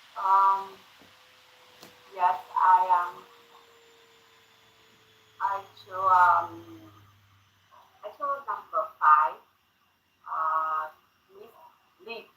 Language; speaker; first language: English; non-native, learner; Thai